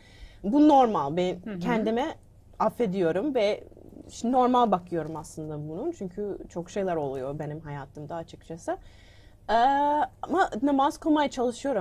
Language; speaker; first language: Turkish; non-native, learner; English